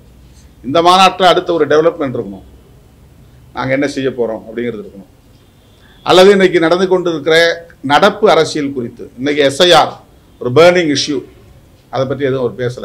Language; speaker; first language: Tamil; native; Tamil